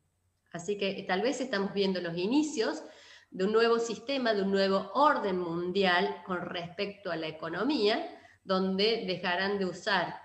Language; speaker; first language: Spanish; native; Spanish